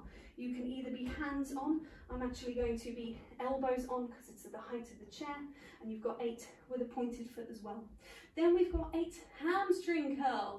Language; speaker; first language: English; native; English